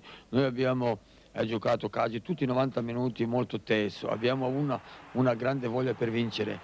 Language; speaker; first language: Italian; non-native, fluent; Serbian